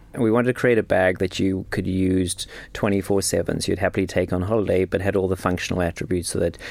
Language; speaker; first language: English; native; English